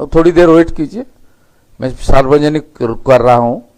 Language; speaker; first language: Hindi; non-native, local second language; Bangla